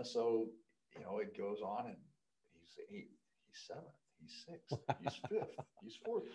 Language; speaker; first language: English; native; English